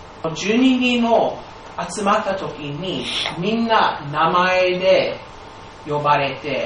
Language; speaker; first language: Japanese; non-native, fluent; English